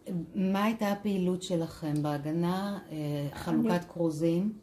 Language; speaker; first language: Hebrew; native; Hebrew